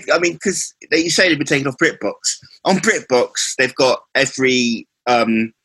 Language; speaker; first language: English; native; English